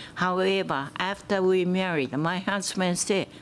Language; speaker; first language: English; non-native, learner; Japanese